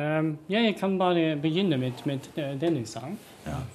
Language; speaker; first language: Norwegian; non-native, learner; German